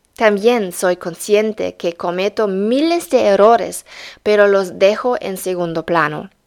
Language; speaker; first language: Spanish; non-native, fluent; German